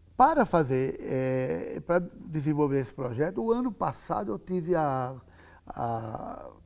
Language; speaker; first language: Portuguese; native; Portuguese